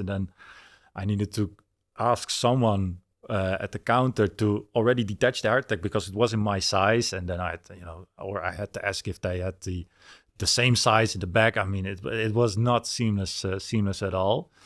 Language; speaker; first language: English; non-native, fluent; Dutch